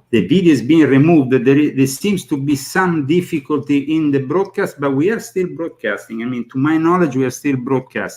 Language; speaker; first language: English; non-native, fluent; Italian